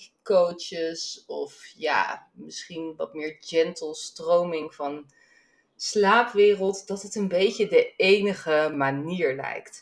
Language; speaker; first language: Dutch; native; Dutch